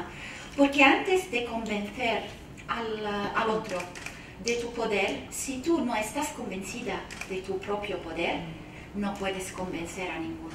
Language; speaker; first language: Spanish; non-native, fluent; Arabic